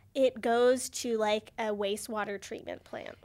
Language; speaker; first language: English; native; English